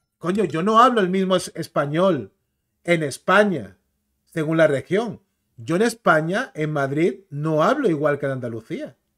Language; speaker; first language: Spanish; native; Spanish